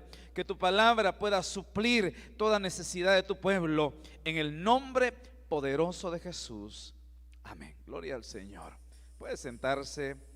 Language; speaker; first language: Spanish; native; Spanish